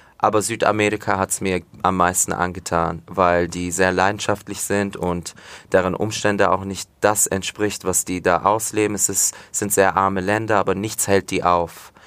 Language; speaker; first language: German; early bilingual, other home language; Turkish